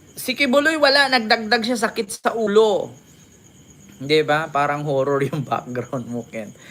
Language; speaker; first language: Filipino; native; Filipino